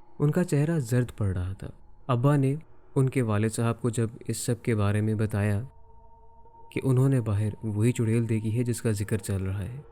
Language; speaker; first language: Urdu; native; Urdu